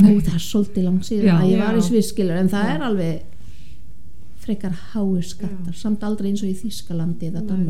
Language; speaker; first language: Icelandic; non-native, fluent; German